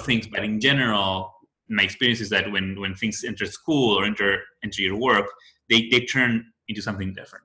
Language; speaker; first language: English; non-native, fluent; Spanish